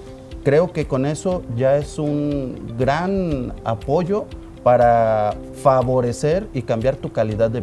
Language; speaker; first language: Spanish; native; Spanish